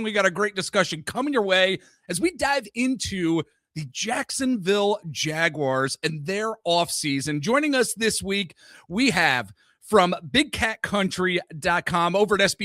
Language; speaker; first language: English; native; English